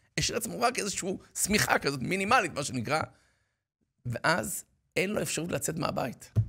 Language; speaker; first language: Hebrew; native; Hebrew